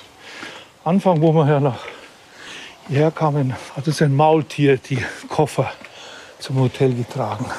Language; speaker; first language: German; native; German